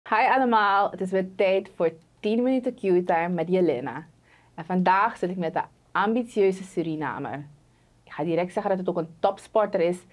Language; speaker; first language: Dutch; native; Dutch